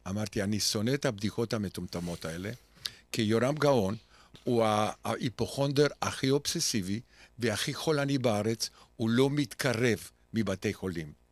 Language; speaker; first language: Hebrew; non-native, fluent; Romanian